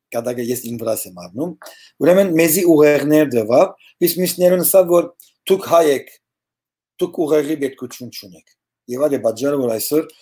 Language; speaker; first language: Armenian; early bilingual, heritage; Armenian